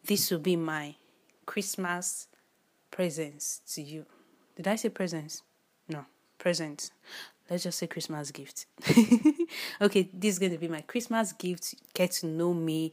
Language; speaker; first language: English; non-native, local second language; Yoruba